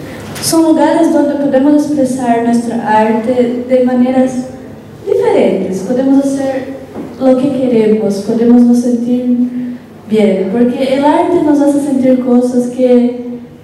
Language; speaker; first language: Spanish; non-native, local second language; Portuguese